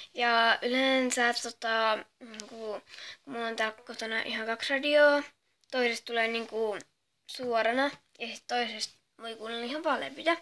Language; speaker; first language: Finnish; native; Finnish